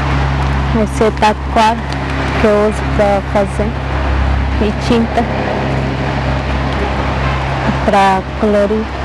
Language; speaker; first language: Portuguese; non-native, local second language; Guarani